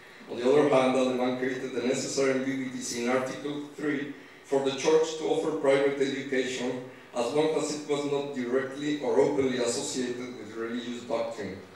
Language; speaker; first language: English; non-native, fluent; Spanish